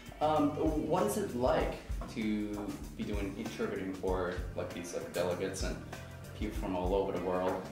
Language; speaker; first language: English; native; English